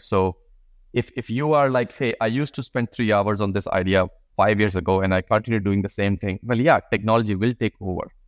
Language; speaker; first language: English; non-native, local second language; Hindi